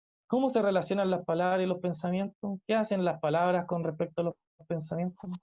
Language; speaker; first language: Spanish; native; Spanish